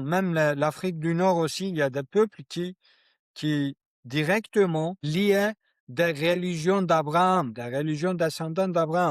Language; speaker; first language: French; non-native, learner; Kurdish